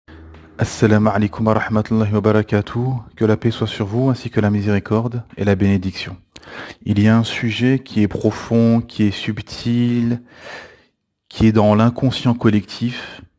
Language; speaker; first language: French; native; French